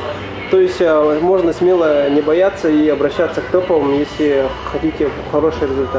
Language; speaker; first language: Russian; native; Russian